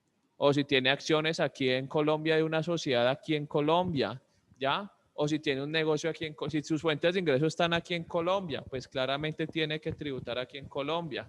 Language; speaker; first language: Spanish; native; Spanish